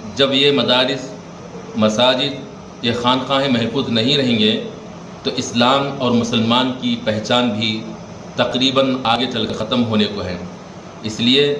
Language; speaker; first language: Urdu; native; Urdu